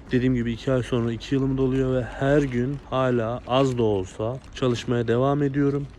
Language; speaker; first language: Turkish; native; Turkish